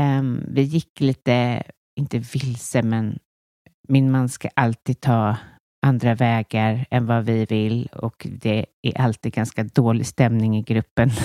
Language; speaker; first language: Swedish; native; Swedish